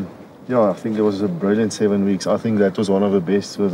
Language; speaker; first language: English; non-native, local second language; Afrikaans